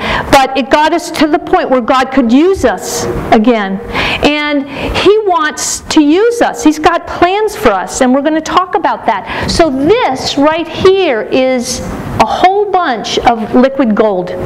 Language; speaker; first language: English; native; English